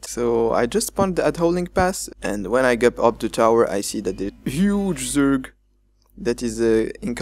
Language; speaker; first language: English; non-native, fluent; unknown